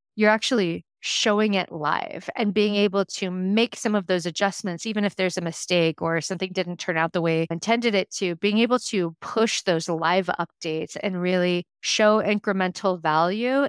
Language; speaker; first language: English; native; English